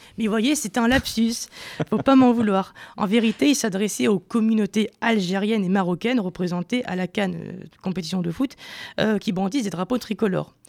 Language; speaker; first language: French; native; French